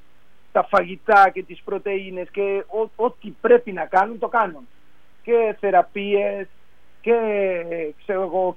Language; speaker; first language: Greek; non-native, fluent; Spanish